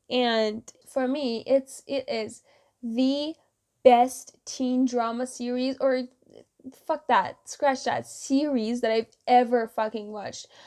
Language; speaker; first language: English; non-native, fluent; Persian